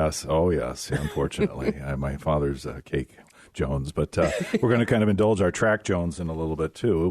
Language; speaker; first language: English; native; English